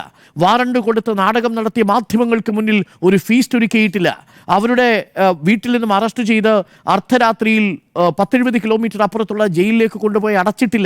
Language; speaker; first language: Malayalam; native; Malayalam